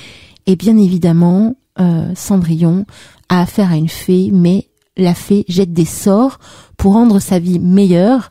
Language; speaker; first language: French; native; French